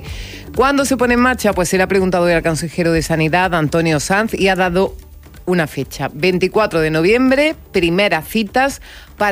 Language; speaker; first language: Spanish; native; Spanish